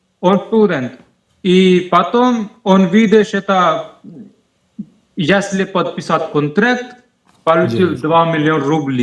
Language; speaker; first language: Russian; non-native, learner; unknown